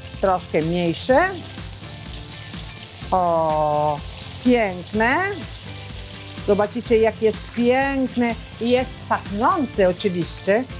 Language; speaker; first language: Polish; non-native, learner; Italian